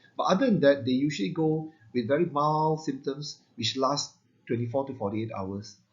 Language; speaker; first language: English; non-native, local second language; Malay